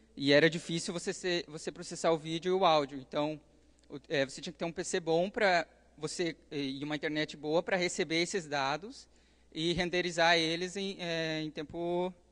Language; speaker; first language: Portuguese; native; Portuguese